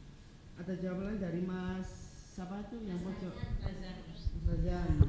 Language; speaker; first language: Indonesian; native; Indonesian